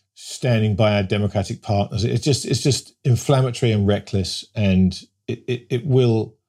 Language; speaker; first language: English; native; English